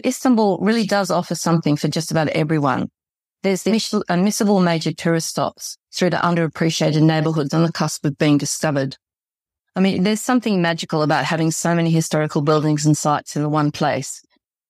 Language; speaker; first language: English; native; English